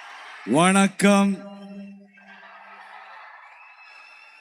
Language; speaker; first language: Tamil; non-native, learner; Kannada